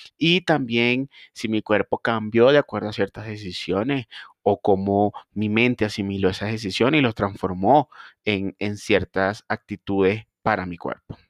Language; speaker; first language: Spanish; native; Spanish